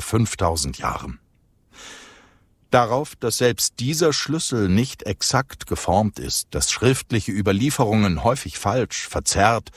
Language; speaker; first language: German; native; German